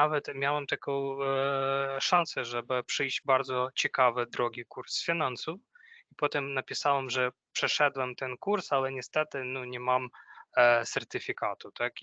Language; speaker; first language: Polish; non-native, fluent; Ukrainian